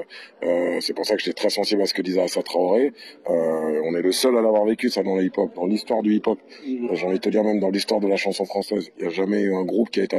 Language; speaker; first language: French; native; French